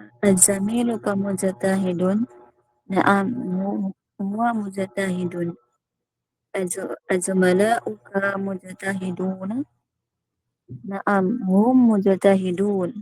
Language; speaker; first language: Arabic; non-native, learner; Filipino